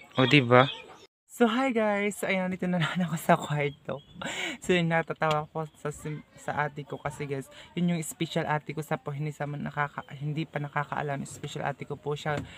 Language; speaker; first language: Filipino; non-native, local second language; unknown